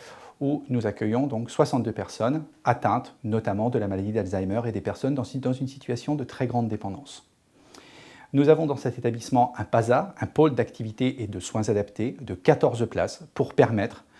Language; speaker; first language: French; native; French